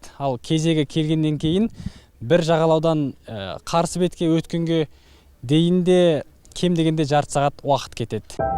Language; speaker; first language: Kazakh; native; Kazakh